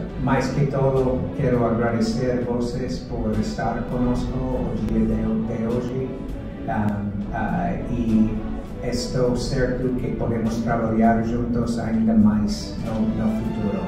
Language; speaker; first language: Portuguese; non-native, fluent; English